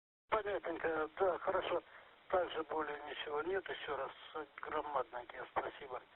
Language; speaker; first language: Russian; native; Russian